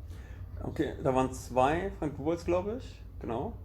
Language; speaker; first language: German; native; German